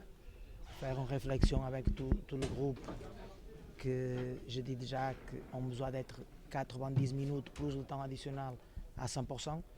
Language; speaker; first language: French; non-native, fluent; Portuguese